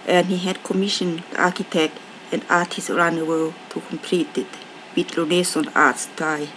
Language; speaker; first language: English; non-native, learner; Thai